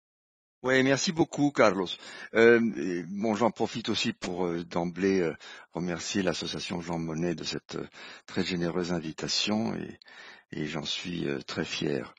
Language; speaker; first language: French; non-native, fluent; Spanish